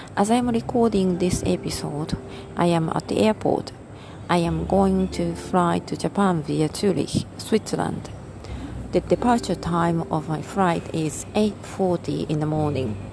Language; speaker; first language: English; non-native, fluent; Japanese